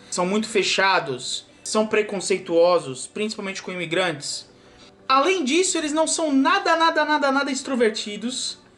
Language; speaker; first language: Portuguese; native; Portuguese